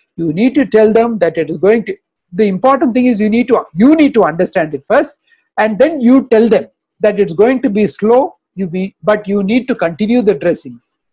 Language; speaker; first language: English; non-native, local second language; Tamil